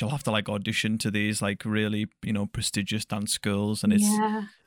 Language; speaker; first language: English; native; English